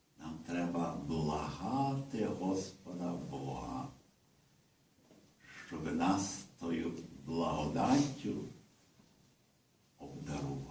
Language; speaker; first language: Ukrainian; early bilingual, heritage; Ukrainian